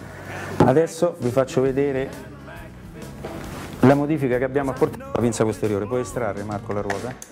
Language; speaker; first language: Italian; native; Italian